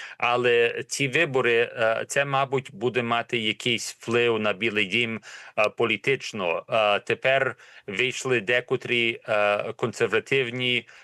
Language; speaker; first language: Ukrainian; early bilingual, heritage; Ukrainian